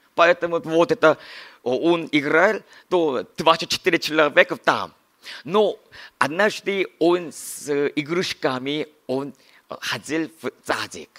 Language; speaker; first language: Russian; non-native, learner; Korean